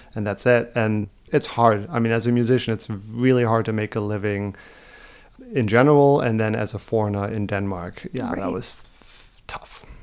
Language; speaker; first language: English; non-native, fluent; German